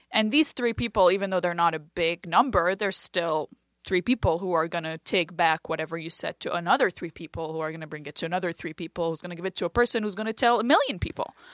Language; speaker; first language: English; non-native, fluent; French